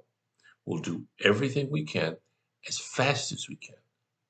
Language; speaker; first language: English; native; English